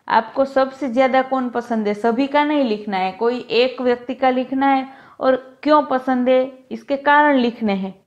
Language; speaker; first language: Hindi; non-native, local second language; Gujarati